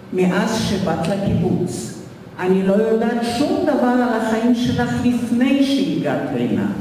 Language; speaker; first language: Hebrew; early bilingual, other home language; Polish